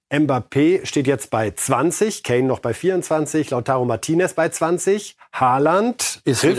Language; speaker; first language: German; native; German